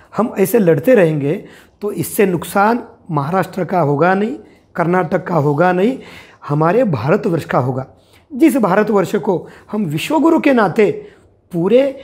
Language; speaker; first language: Hindi; non-native, local second language; Marathi